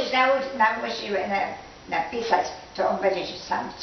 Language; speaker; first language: Polish; early bilingual, heritage; Polish